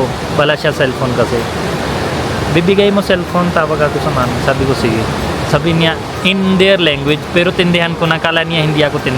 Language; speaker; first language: Filipino; non-native, learner; Punjabi